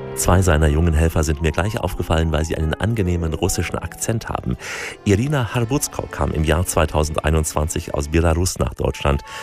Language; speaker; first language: German; native; German